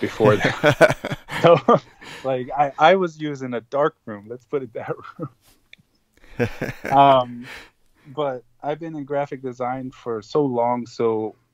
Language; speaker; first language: English; non-native, fluent; Spanish